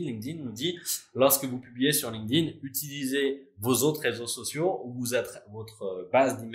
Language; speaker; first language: French; native; French